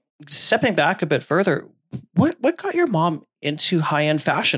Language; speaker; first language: English; native; English